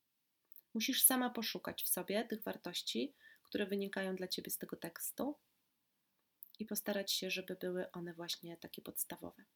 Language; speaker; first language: Polish; native; Polish